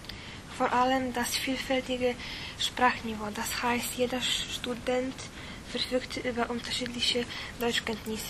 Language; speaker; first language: German; non-native, fluent; Polish